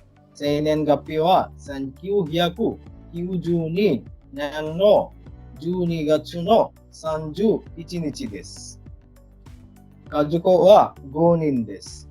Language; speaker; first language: Japanese; non-native, learner; Bangla